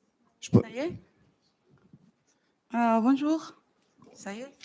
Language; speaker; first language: French; non-native, learner; Arabic